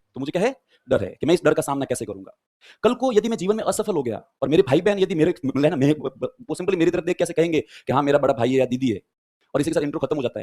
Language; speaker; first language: Hindi; native; Hindi